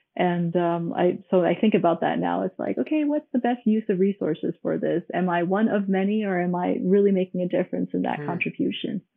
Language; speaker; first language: English; non-native, local second language; Cantonese